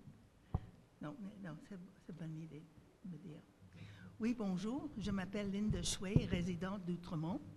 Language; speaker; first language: French; native; French